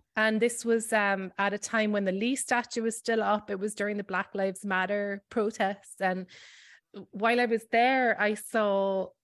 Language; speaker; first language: English; native; English